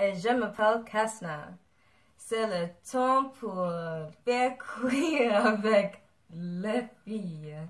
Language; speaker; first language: French; non-native, learner; English